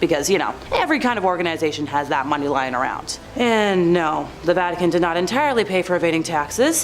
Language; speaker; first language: English; native; English